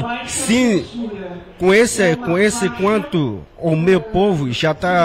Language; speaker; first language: Portuguese; non-native, local second language; Yanomámi